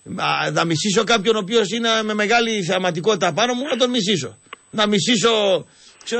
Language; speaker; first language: Greek; native; Greek